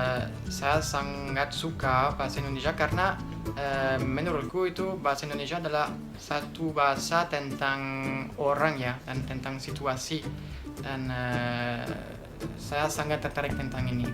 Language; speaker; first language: Indonesian; non-native, fluent; French